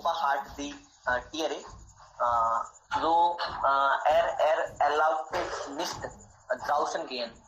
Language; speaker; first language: German; non-native, learner; Hindi